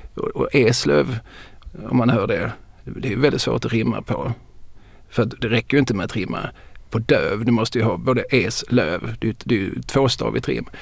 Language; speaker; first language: Swedish; native; Swedish